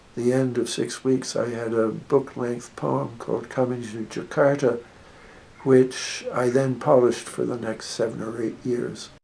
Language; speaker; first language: English; native; English